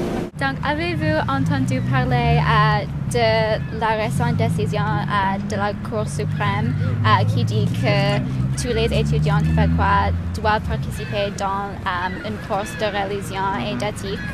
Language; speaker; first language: French; non-native, learner; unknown